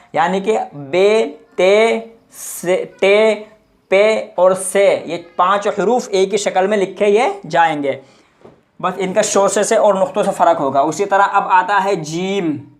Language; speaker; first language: Urdu; native; Urdu